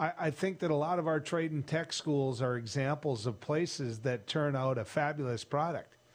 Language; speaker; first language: English; native; English